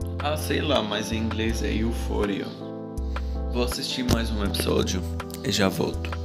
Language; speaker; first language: Portuguese; non-native, fluent; Arabic